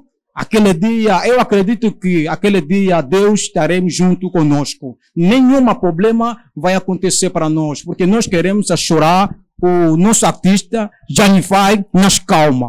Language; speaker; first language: Portuguese; non-native, learner; Lingala